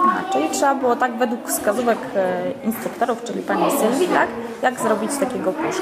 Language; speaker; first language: Polish; native; Polish